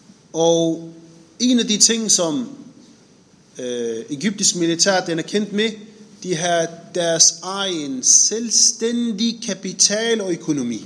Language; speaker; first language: Danish; non-native, fluent; Arabic